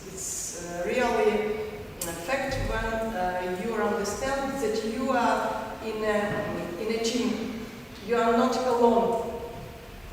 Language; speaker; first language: English; non-native, learner; Ukrainian